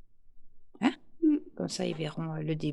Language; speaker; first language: French; native; French